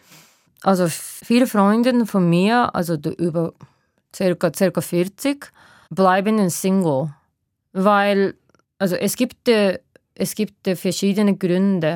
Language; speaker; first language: German; non-native, fluent; Japanese